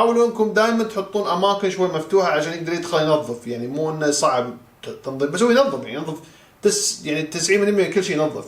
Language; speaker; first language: Arabic; native; Arabic